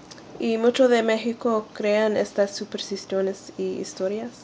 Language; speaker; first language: Spanish; non-native, learner; English